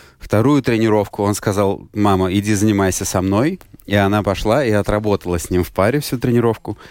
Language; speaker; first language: Russian; native; Russian